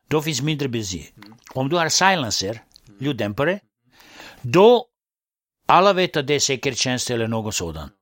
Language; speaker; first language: Swedish; non-native, fluent; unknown